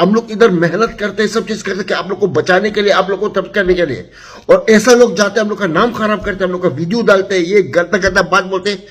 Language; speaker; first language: Hindi; non-native, learner; Arabic